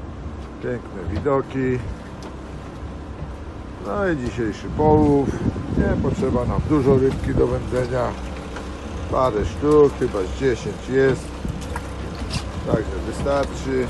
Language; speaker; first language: Polish; native; Polish